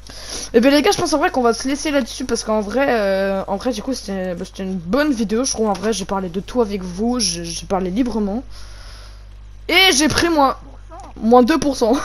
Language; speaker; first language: French; native; French